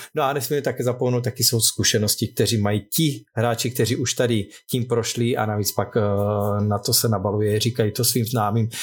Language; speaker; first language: Czech; native; Czech